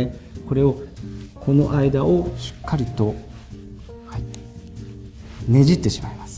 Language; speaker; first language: Japanese; native; Japanese